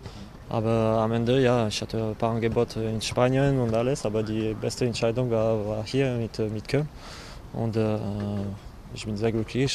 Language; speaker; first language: German; non-native, learner; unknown